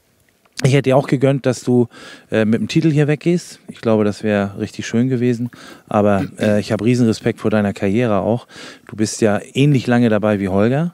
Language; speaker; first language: German; native; German